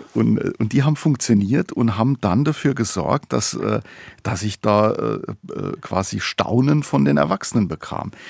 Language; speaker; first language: German; native; German